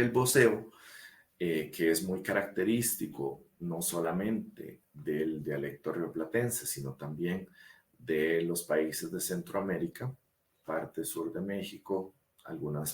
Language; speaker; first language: Spanish; native; Spanish